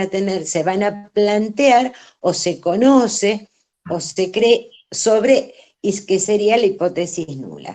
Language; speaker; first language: Spanish; native; Spanish